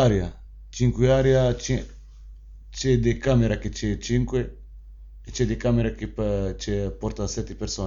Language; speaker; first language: Italian; non-native, learner; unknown